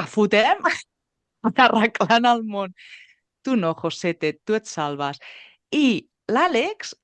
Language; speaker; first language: Catalan; non-native, local second language; Spanish